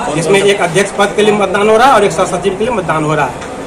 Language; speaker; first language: Hindi; native; Hindi